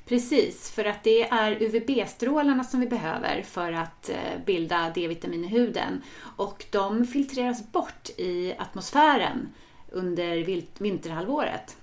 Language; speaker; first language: Swedish; native; Swedish